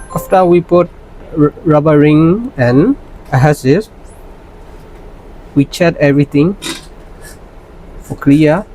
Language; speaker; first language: English; non-native, learner; Thai